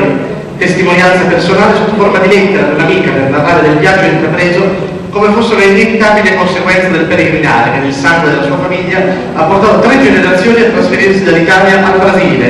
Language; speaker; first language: Italian; native; Italian